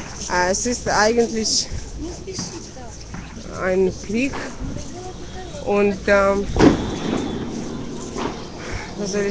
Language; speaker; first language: German; non-native, fluent; Russian